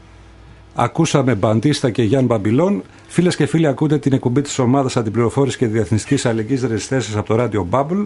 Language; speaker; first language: Greek; native; Greek